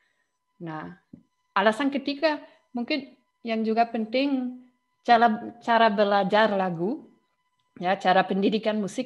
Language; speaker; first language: Indonesian; non-native, fluent; German